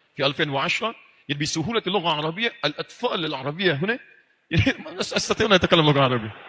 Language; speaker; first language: Arabic; non-native, fluent; Indonesian